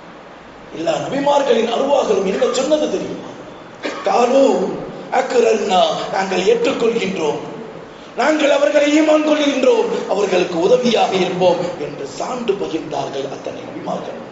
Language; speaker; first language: Tamil; native; Tamil